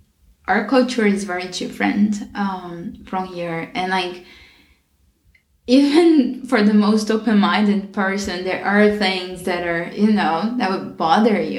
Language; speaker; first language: English; non-native, fluent; Portuguese